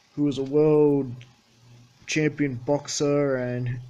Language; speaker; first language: English; native; English